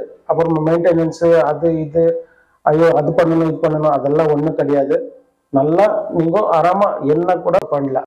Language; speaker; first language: Tamil; non-native, local second language; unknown